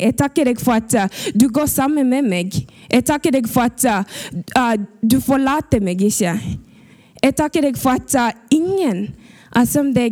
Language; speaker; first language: Norwegian; early bilingual, other home language; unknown